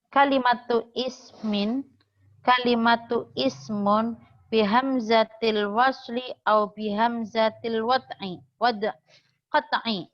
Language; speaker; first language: Arabic; non-native, fluent; Indonesian